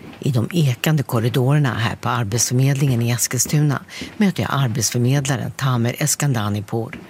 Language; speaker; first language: Swedish; native; Swedish